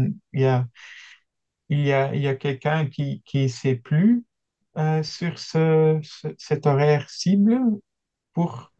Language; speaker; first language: French; non-native, local second language; Dutch